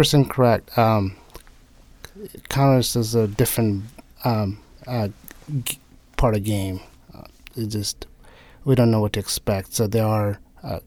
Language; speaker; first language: English; non-native, local second language; Nepali